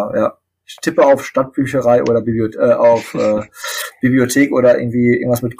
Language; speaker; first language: German; native; German